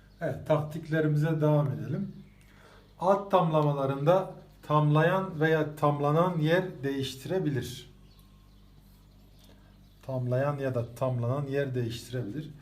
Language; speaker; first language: Turkish; native; Turkish